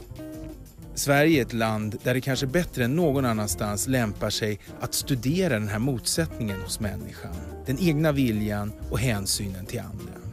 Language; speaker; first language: Swedish; native; Swedish